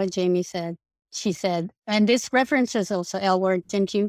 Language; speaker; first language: English; non-native, fluent; Indonesian